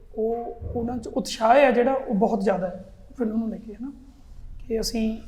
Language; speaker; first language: Punjabi; native; Punjabi